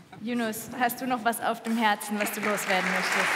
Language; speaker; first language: German; native; German